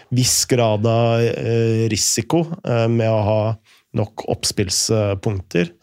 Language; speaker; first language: Norwegian; native; Norwegian